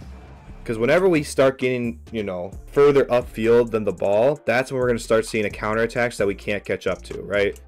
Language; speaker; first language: English; native; English